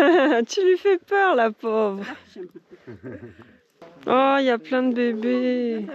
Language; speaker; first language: French; native; French